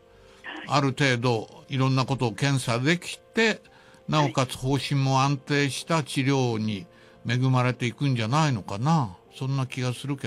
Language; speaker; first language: Japanese; native; Japanese